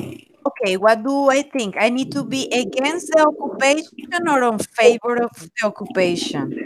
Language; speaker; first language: English; non-native, fluent; Spanish